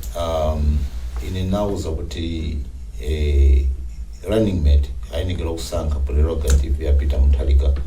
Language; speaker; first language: Nyanja; non-native, local second language; Tumbuka